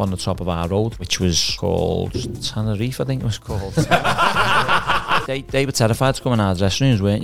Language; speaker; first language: English; native; English